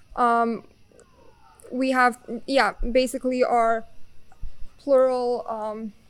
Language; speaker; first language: English; non-native, fluent; Bosnian